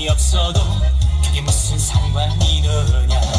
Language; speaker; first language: Korean; native; Korean